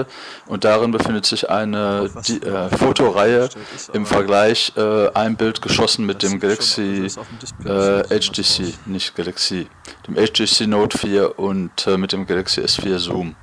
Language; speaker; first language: German; native; German